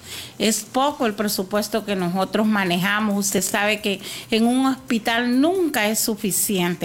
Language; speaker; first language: Spanish; native; Spanish